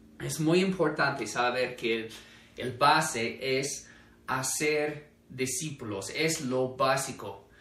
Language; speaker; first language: Spanish; non-native, fluent; English